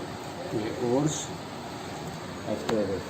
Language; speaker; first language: Greek; non-native, learner; Urdu